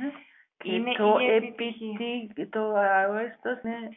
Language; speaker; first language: Greek; non-native, fluent; German